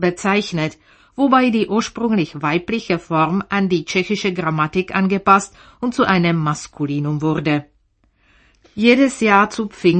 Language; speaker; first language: German; native; German